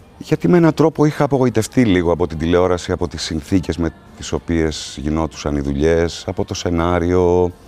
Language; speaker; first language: Greek; native; Greek